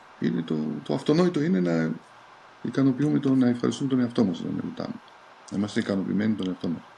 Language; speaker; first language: Greek; early bilingual, heritage; Greek